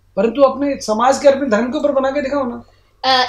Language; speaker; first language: Hindi; native; Hindi